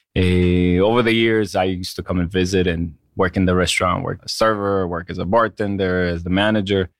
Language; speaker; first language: English; non-native, fluent; Hebrew